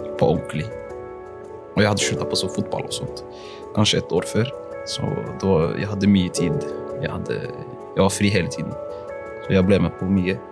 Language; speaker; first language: Norwegian; early bilingual, other home language; Somali